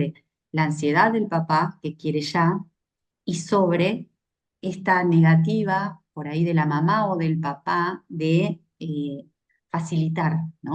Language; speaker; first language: Spanish; native; Spanish